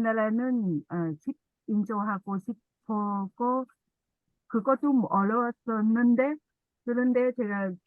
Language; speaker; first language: Korean; non-native, learner; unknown